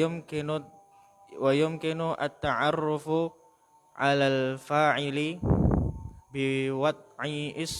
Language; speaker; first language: Arabic; non-native, learner; Indonesian